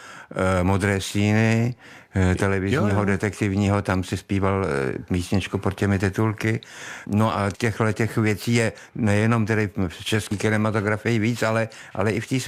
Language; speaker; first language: Czech; native; Czech